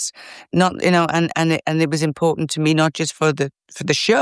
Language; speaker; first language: English; native; English